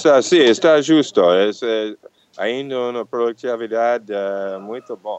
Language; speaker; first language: Portuguese; non-native, fluent; English